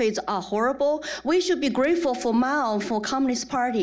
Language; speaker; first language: English; non-native, fluent; Chinese